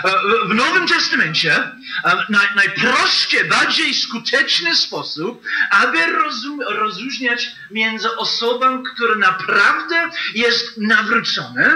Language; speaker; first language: Polish; non-native, learner; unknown